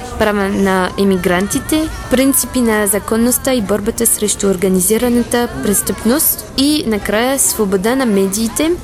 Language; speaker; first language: Bulgarian; non-native, learner; French